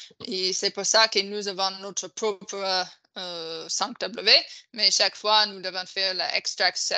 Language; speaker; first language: French; non-native, fluent; English